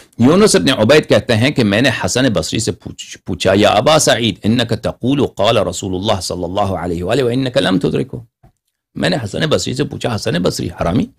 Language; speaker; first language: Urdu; non-native, local second language; Persian